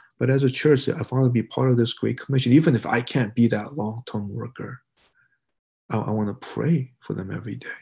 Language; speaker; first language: English; early bilingual, other home language; Korean